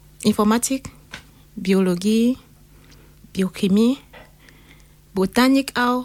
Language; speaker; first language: German; non-native, learner; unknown